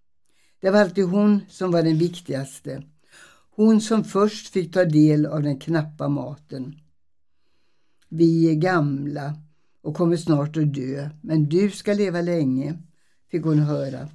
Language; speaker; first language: Swedish; early bilingual, other home language; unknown